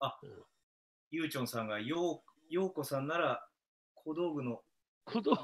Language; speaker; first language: Japanese; native; Japanese